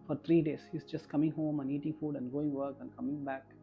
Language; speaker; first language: English; non-native, local second language; Kannada